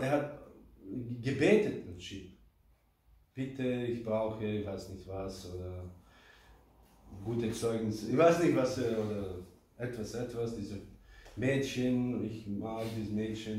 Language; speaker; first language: German; non-native, fluent; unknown